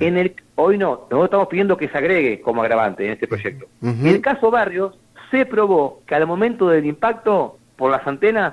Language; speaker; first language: Spanish; native; Spanish